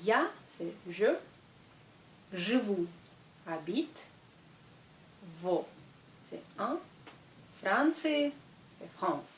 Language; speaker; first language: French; non-native, fluent; Russian